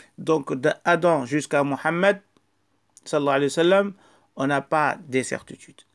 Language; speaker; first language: French; non-native, local second language; Wolof